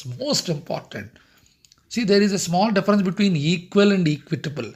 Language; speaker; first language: English; non-native, local second language; Telugu